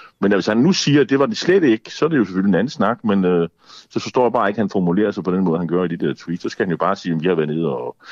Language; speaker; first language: Danish; native; Danish